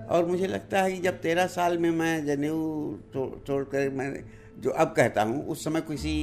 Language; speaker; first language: Hindi; native; Hindi